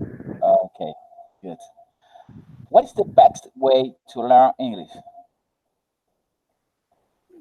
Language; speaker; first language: English; non-native, learner; Spanish